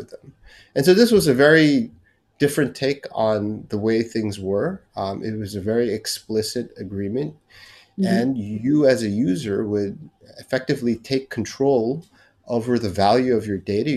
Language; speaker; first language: English; non-native, local second language; Korean